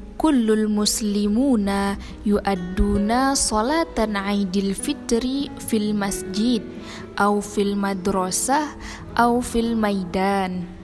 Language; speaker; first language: Arabic; non-native, learner; Indonesian